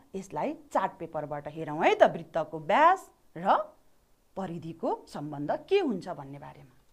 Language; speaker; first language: Nepali; native; Nepali